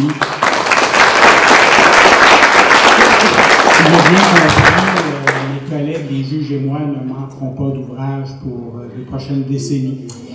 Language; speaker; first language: French; native; French